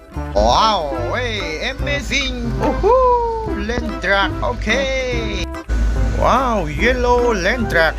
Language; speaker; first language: English; non-native, learner; Khmer